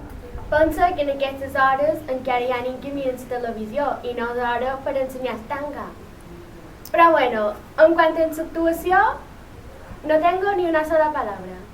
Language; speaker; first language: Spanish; non-native, local second language; Catalan